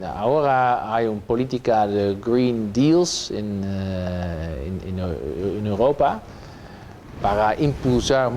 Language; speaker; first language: Spanish; non-native, fluent; Dutch